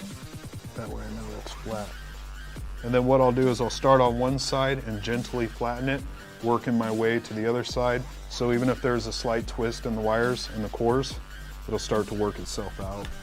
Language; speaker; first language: English; native; English